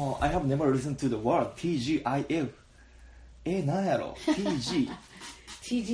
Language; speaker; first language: English; non-native, learner; Japanese